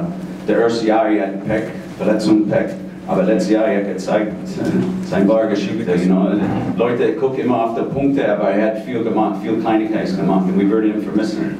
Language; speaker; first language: German; non-native, fluent; English